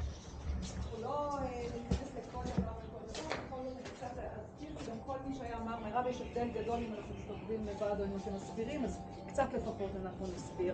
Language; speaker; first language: Hebrew; native; Hebrew